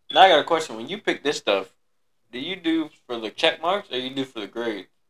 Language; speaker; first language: English; native; English